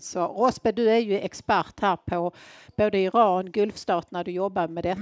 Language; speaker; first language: Swedish; native; Swedish